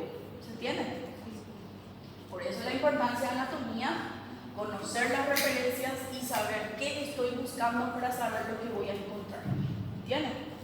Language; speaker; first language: Spanish; native; Spanish